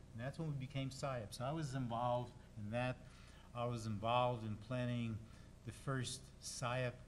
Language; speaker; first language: English; native; English